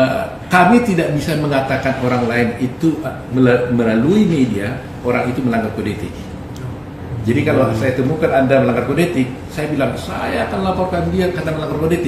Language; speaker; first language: Indonesian; native; Indonesian